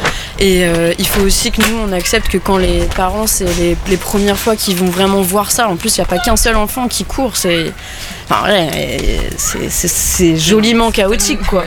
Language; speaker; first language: French; native; French